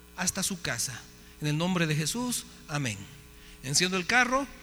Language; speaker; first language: Spanish; native; Spanish